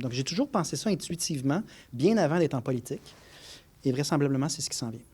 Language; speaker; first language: French; native; French